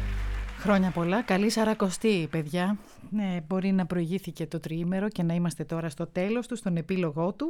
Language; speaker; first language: Greek; native; Greek